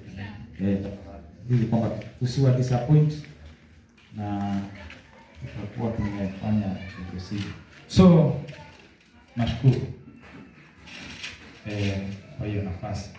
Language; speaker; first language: Swahili; native; Swahili